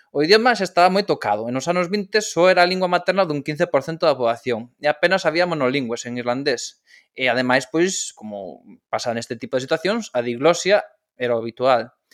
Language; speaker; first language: Galician; non-native, local second language; Spanish